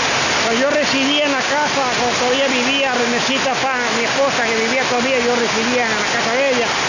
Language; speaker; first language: Spanish; native; Spanish